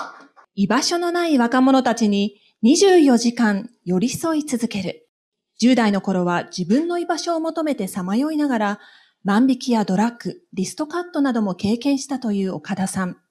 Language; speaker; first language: Japanese; native; Japanese